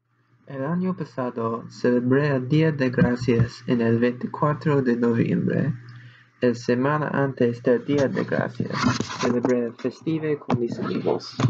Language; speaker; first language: Spanish; non-native, learner; English